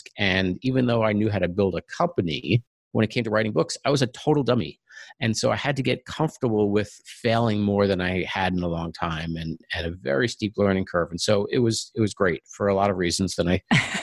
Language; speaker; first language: English; native; English